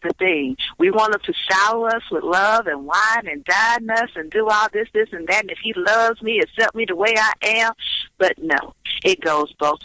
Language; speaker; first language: English; native; English